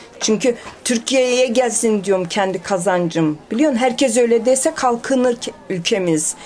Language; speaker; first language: Turkish; early bilingual, heritage; Turkish